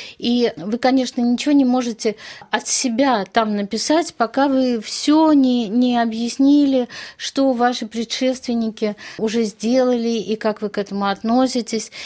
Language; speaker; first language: Russian; native; Russian